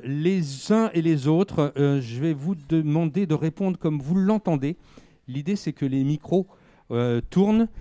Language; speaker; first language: French; native; French